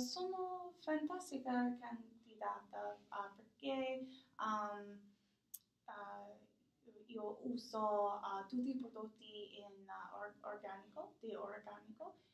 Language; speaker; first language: Italian; non-native, learner; English